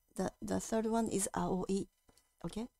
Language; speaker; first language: English; non-native, fluent; Japanese